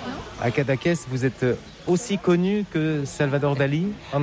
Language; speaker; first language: French; native; French